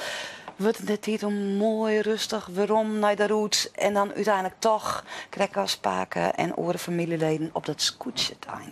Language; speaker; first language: Dutch; non-native, local second language; Western Frisian